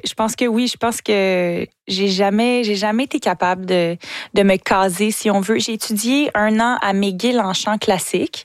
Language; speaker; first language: French; native; French